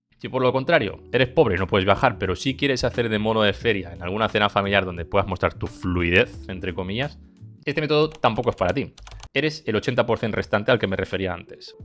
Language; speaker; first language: Spanish; early bilingual, other home language; Bulgarian